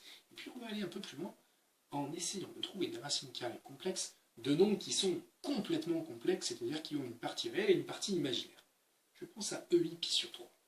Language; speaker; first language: French; native; French